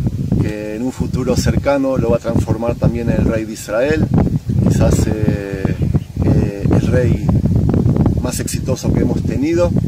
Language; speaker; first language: Spanish; native; Spanish